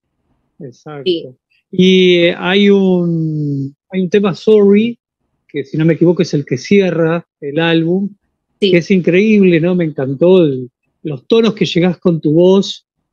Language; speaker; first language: Spanish; native; Spanish